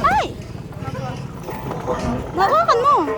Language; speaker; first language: Filipino; native; Filipino